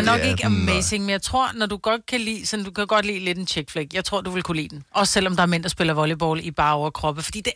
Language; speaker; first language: Danish; native; Danish